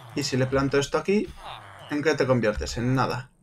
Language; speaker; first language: Spanish; native; Spanish